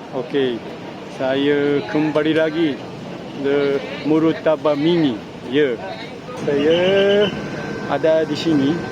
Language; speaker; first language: Malay; non-native, learner; Japanese